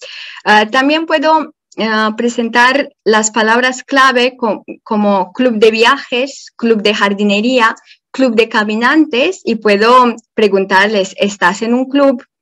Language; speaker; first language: Spanish; non-native, fluent; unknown